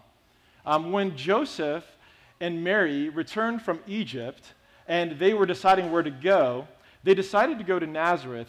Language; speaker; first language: English; native; English